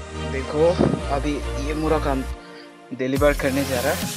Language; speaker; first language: Hindi; non-native, local second language; Adi